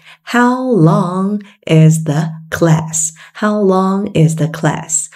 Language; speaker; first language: English; non-native, fluent; Vietnamese